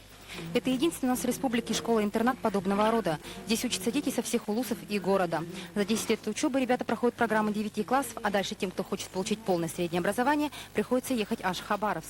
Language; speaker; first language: Russian; native; Russian